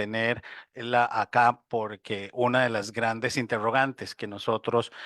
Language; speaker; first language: Spanish; native; Spanish